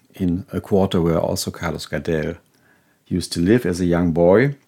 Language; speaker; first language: English; non-native, fluent; German